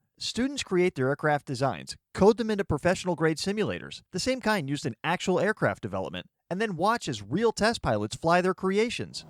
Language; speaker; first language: English; native; English